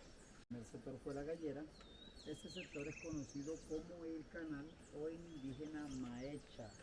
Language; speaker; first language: Spanish; native; Spanish